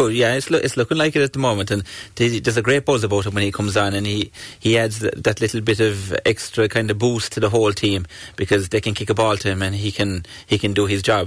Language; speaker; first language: English; native; English